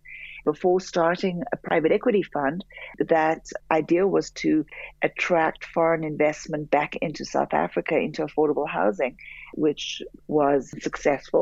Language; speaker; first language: English; native; English